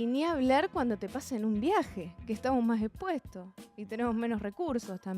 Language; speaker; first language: Spanish; native; Spanish